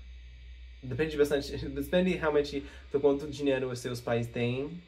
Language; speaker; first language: Portuguese; non-native, fluent; English